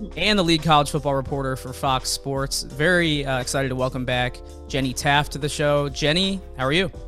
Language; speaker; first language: English; native; English